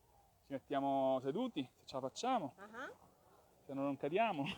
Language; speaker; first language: Italian; native; Italian